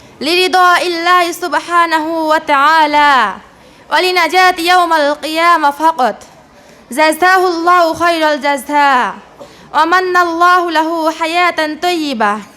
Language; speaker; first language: Arabic; non-native, learner; Bangla